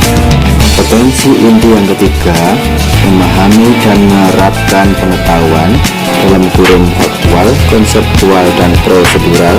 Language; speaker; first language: Indonesian; native; Indonesian